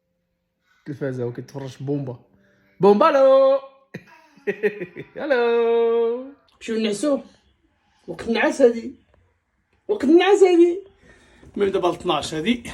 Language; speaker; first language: Arabic; native; Arabic